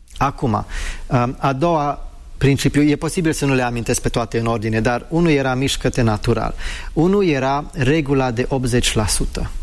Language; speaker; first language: Romanian; early bilingual, heritage; Romanian